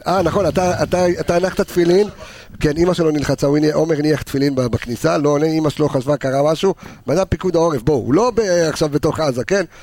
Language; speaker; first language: Hebrew; native; Hebrew